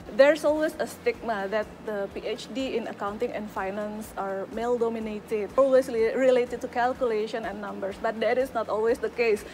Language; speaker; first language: English; non-native, fluent; Indonesian